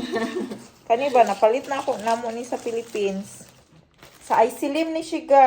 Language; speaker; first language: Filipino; non-native, local second language; Cebuano